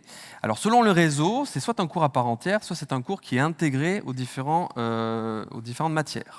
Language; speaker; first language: French; native; French